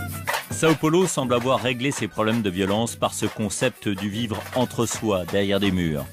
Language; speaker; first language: French; native; French